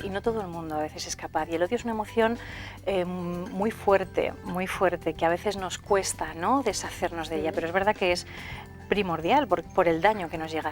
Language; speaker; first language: Spanish; native; Spanish